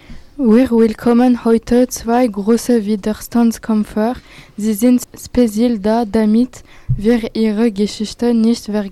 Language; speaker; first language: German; non-native, learner; French